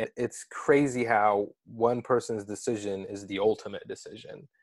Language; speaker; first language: English; early bilingual, other home language; Arabic